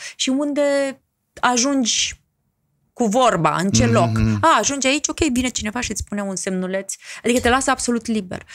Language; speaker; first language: Romanian; native; Romanian